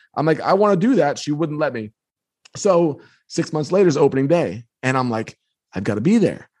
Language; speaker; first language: English; native; English